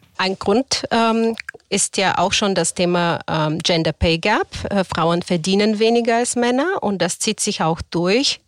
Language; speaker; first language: German; non-native, fluent; Bulgarian